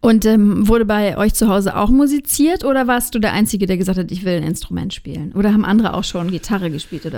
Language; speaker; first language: German; native; German